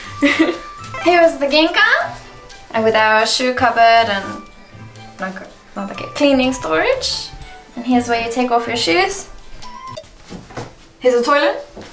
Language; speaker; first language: English; native; English